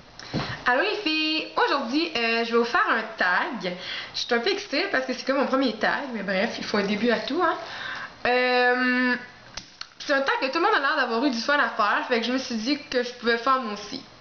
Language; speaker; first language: French; native; French